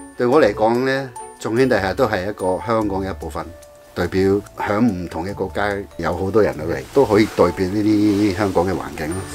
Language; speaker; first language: Cantonese; non-native, fluent; Japanese